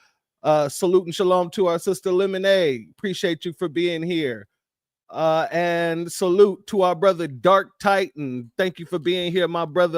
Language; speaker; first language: English; native; English